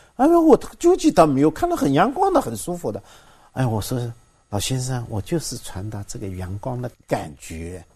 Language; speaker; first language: Chinese; native; Chinese